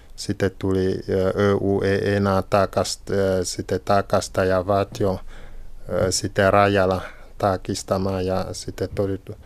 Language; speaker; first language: Finnish; non-native, learner; French